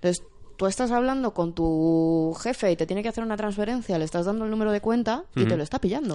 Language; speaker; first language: Spanish; native; Spanish